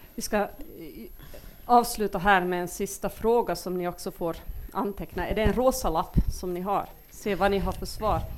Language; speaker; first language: Swedish; native; Swedish